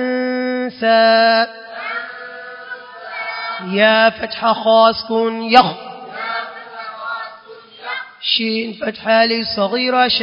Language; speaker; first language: Arabic; non-native, learner; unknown